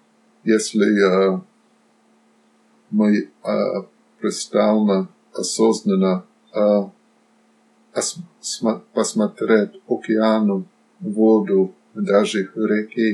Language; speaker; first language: Russian; non-native, fluent; Slovak